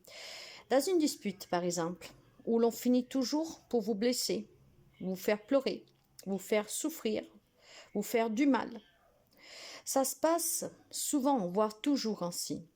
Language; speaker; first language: French; non-native, fluent; Italian